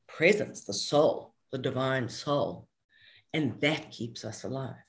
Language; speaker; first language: English; native; English